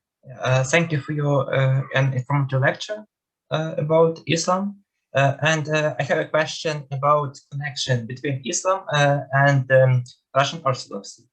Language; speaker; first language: English; non-native, fluent; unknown